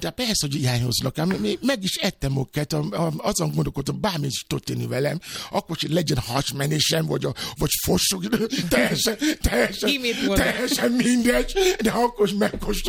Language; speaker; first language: Hungarian; non-native, fluent; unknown